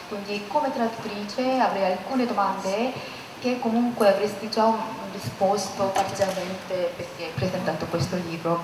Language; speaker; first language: Italian; non-native, fluent; Korean